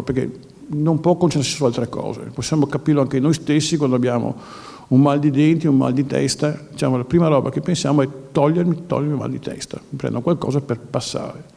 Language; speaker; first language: Italian; native; Italian